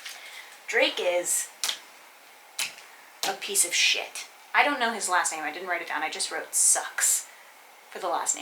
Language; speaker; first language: English; native; English